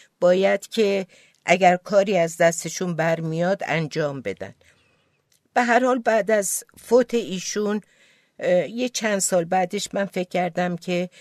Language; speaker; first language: Persian; non-native, local second language; Azerbaijani